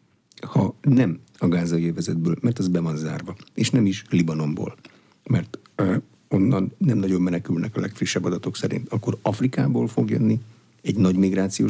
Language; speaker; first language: Hungarian; native; Hungarian